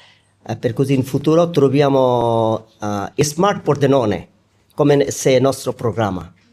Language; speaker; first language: Italian; non-native, learner; Bangla